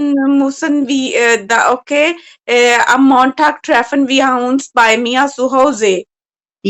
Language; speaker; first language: German; non-native, learner; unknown